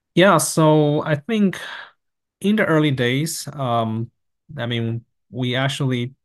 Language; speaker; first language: English; non-native, fluent; Chinese